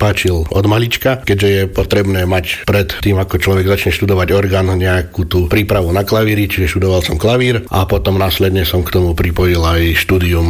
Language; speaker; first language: Slovak; native; Slovak